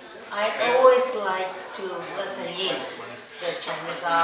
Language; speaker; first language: English; non-native, learner; Chinese